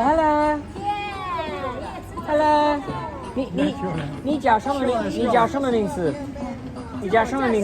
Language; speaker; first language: Chinese; non-native, learner; English